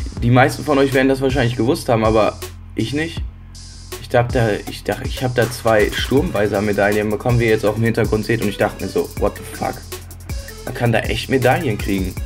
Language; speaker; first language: German; native; German